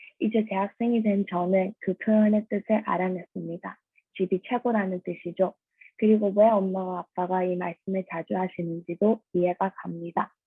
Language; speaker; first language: Korean; early bilingual, heritage; Korean